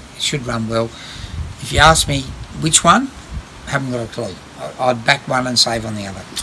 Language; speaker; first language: English; native; English